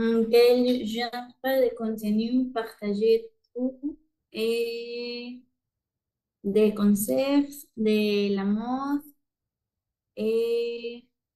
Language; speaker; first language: French; non-native, learner; Spanish